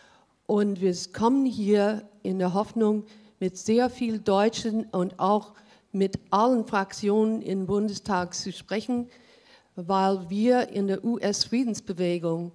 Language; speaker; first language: German; early bilingual, heritage; German